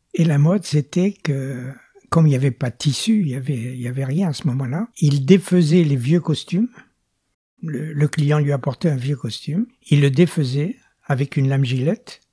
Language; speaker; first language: French; native; French